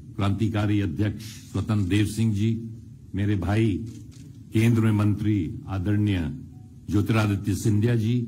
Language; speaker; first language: Hindi; native; Hindi